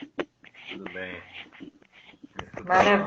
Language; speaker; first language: Portuguese; non-native, fluent; Spanish